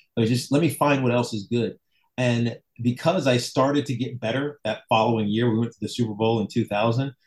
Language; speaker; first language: English; native; English